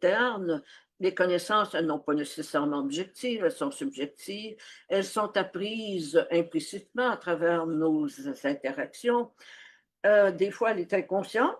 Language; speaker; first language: French; native; French